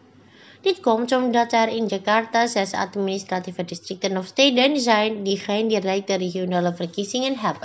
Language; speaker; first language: Dutch; non-native, fluent; Indonesian